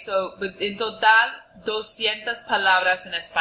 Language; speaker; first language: Spanish; non-native, fluent; English